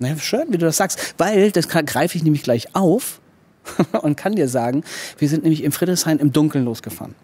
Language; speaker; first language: German; native; German